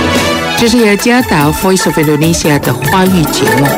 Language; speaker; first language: Chinese; early bilingual, heritage; Chinese